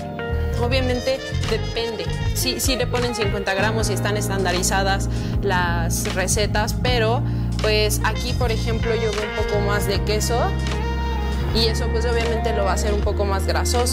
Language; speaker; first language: Spanish; native; Spanish